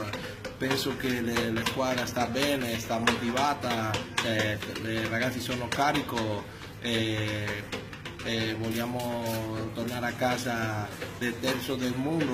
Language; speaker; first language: Italian; non-native, fluent; Spanish